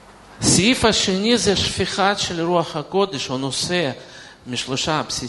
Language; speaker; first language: Hebrew; non-native, fluent; Russian